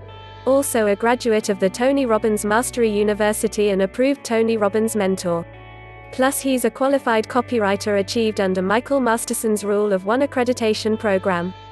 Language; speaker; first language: English; native; English